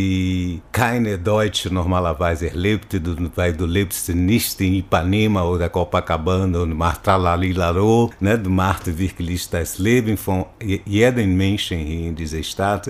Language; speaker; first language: German; non-native, learner; Portuguese